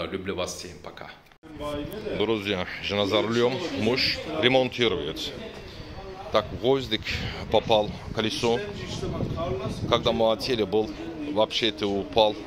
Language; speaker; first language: Russian; non-native, local second language; Turkish